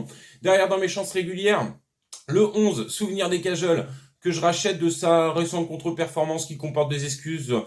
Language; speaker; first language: French; native; French